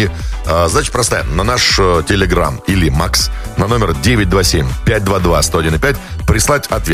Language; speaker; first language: Russian; native; Russian